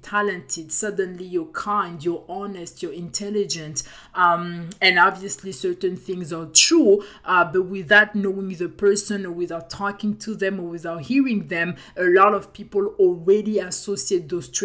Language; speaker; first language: English; non-native, fluent; French